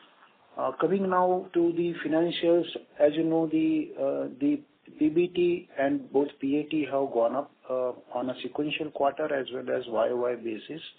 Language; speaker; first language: English; non-native, local second language; Gujarati